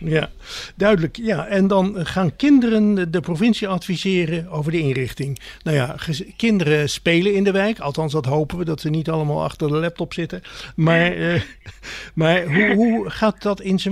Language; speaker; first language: Dutch; native; Dutch